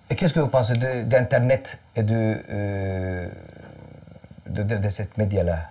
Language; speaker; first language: French; non-native, fluent; Turkish